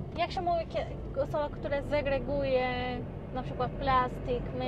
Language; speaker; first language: Polish; non-native, learner; Spanish